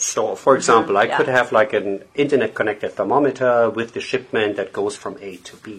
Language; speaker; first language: English; non-native, fluent; German